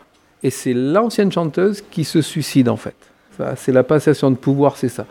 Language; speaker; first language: French; native; French